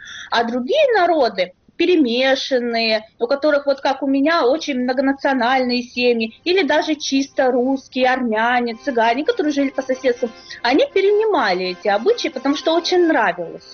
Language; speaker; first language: Russian; native; Russian